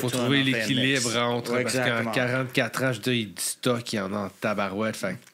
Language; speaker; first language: French; native; French